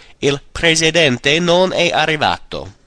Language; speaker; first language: Italian; non-native, fluent; English